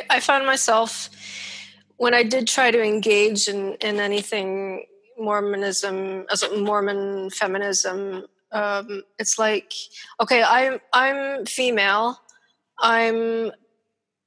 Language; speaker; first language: English; native; English